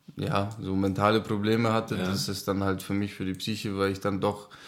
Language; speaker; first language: German; non-native, fluent; Czech